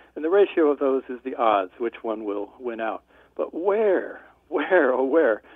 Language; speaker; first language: English; native; English